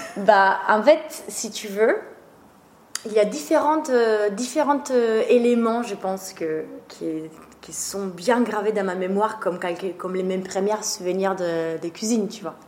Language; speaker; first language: French; non-native, fluent; Italian